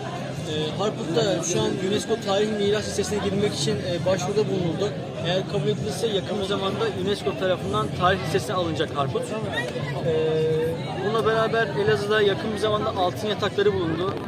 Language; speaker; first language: Turkish; native; Turkish